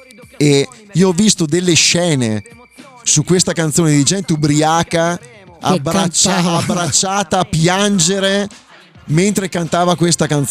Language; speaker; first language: Italian; native; Italian